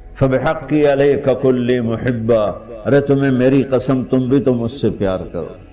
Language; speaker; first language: Urdu; non-native, local second language; Punjabi